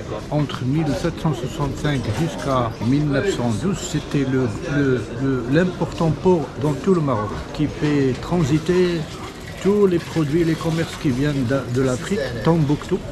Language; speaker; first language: French; non-native, local second language; Arabic